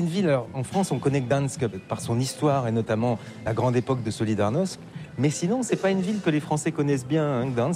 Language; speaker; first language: French; native; French